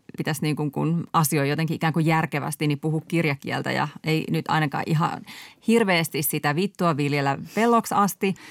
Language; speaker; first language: Finnish; native; Finnish